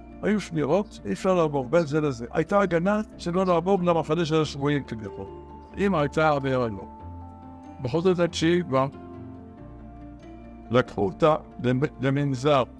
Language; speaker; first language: Hebrew; early bilingual, other home language; Arabic